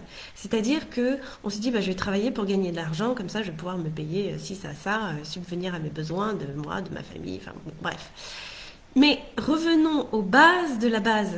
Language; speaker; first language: French; native; French